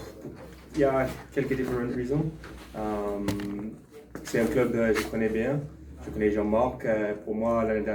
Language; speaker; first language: French; non-native, learner; English